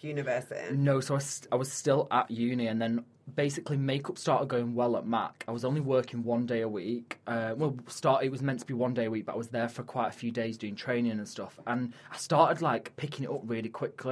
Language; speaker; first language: English; native; English